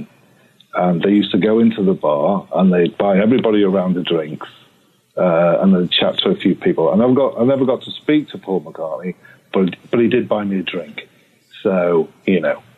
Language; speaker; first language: English; native; English